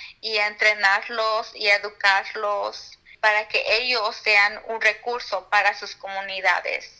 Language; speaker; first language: Spanish; early bilingual, heritage; Spanish